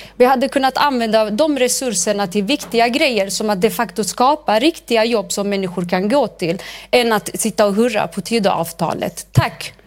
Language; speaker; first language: Swedish; early bilingual, other home language; Arabic